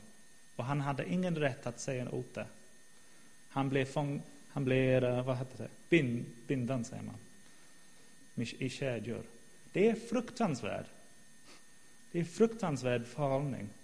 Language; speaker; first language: Swedish; non-native, fluent; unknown